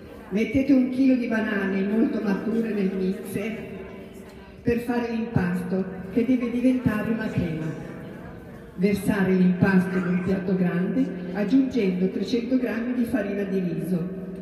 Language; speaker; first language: Italian; non-native, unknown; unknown